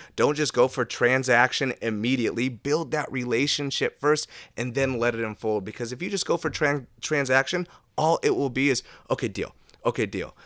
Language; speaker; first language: English; native; English